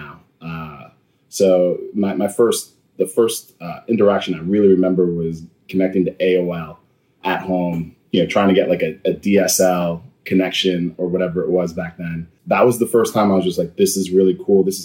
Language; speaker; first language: English; native; English